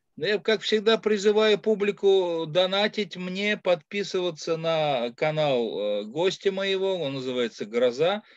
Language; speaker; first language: Russian; native; Russian